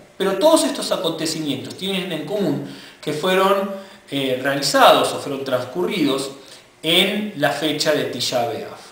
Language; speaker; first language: Spanish; native; Spanish